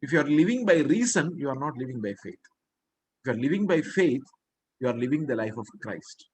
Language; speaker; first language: English; non-native, local second language; Malayalam